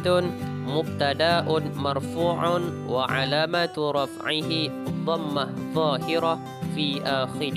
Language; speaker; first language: Arabic; non-native, fluent; Indonesian